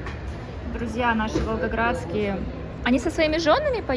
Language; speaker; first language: Russian; native; Russian